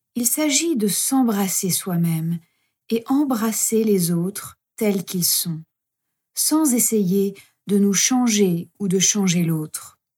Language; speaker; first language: French; native; French